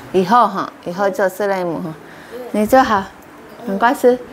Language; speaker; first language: Chinese; non-native, fluent; Indonesian